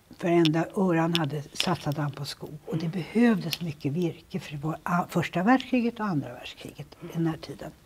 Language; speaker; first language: Swedish; native; Swedish